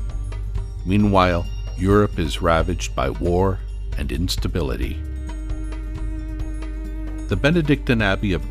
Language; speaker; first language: English; native; English